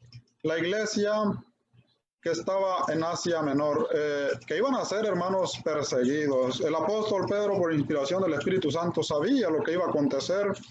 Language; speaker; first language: Spanish; native; Spanish